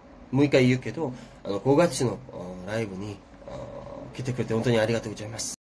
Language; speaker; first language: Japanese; non-native, fluent; Korean